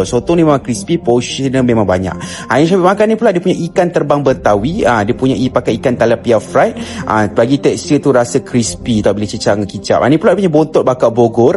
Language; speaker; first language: Malay; native; Malay